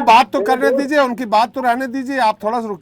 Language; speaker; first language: Hindi; native; Hindi